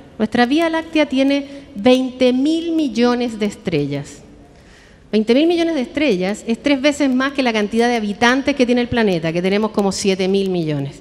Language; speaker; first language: Spanish; native; Spanish